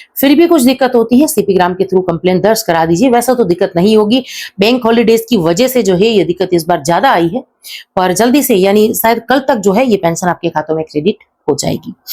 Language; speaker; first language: Hindi; native; Hindi